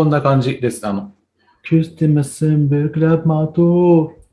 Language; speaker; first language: Japanese; non-native, fluent; Tatar